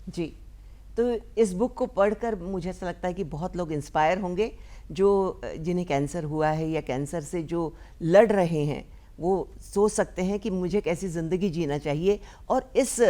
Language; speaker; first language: Hindi; non-native, local second language; Marathi